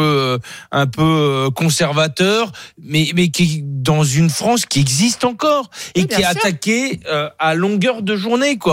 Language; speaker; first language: French; native; French